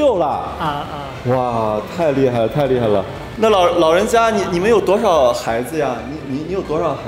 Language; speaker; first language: Chinese; native; Chinese